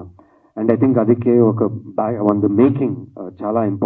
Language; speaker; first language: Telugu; non-native, learner; Kannada